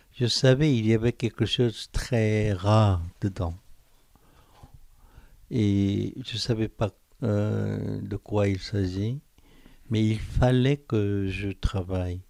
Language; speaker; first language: French; non-native, fluent; Korean